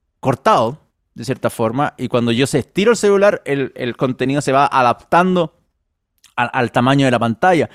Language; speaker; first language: Spanish; native; Spanish